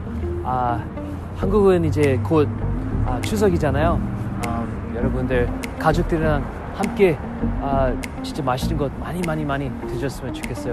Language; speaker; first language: Korean; non-native, fluent; English